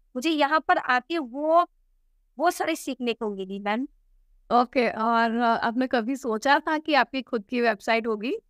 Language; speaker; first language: Hindi; non-native, local second language; Bangla